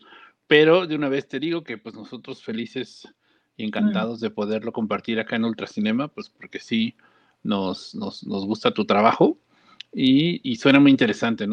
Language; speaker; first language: Spanish; native; Spanish